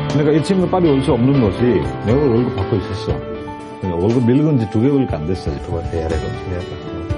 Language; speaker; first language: Korean; non-native, fluent; Nepali